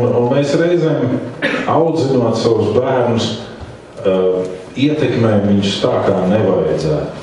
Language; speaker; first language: Latvian; native; Latvian